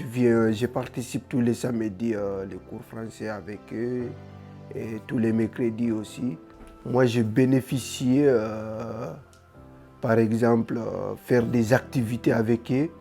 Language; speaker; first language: French; non-native, learner; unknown